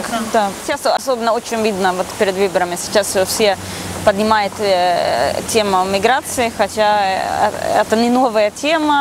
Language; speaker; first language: Russian; non-native, fluent; Swedish